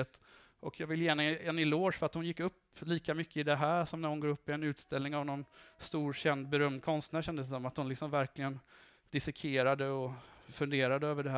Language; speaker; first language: Swedish; native; Swedish